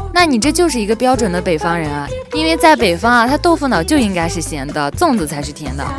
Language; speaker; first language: Chinese; native; Chinese